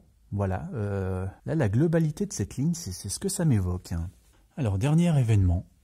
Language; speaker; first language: French; native; French